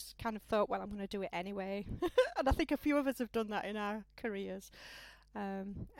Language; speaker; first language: English; native; English